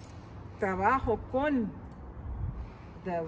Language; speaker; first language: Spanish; non-native, learner; English